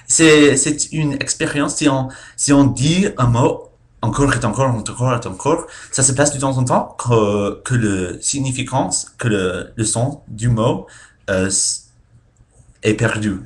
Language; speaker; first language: French; non-native, fluent; English